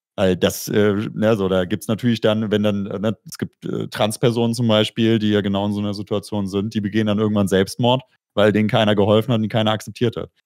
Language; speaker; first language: German; native; German